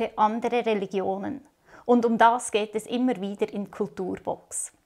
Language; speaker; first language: German; native; German